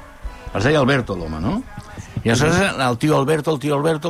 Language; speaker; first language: Catalan; native; Catalan